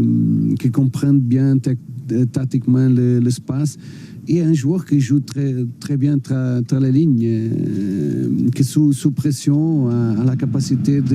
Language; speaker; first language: French; non-native, learner; Portuguese